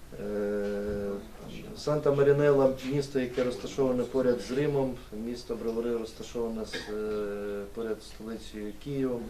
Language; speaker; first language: Ukrainian; native; Ukrainian